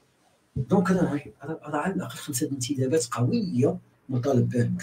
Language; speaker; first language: Arabic; native; Arabic